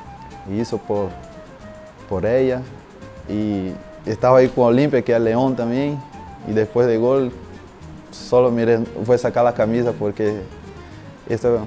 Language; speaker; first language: Spanish; non-native, learner; Portuguese